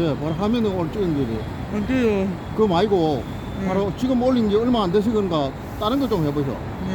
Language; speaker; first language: Korean; native; Korean